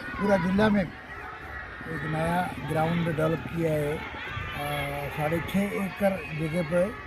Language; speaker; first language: Hindi; non-native, local second language; Malayalam